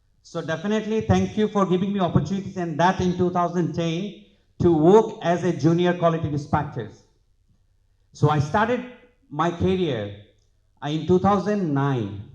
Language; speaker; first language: English; non-native, local second language; Bangla